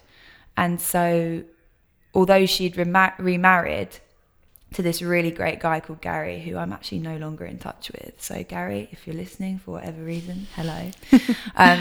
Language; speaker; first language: English; native; English